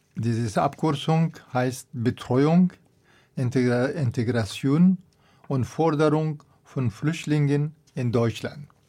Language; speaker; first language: German; non-native, fluent; Persian